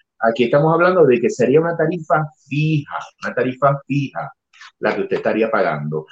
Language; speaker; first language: Spanish; native; Spanish